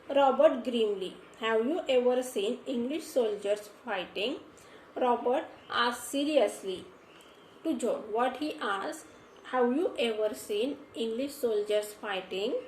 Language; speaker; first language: English; non-native, local second language; Marathi